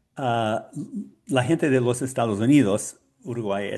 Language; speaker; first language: Spanish; non-native, learner; English